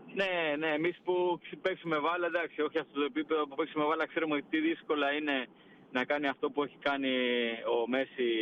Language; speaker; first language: Greek; non-native, fluent; Spanish